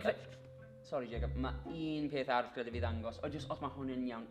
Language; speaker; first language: Welsh; native; Welsh